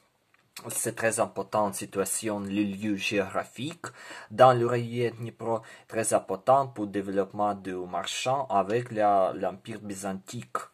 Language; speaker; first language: French; non-native, learner; Ukrainian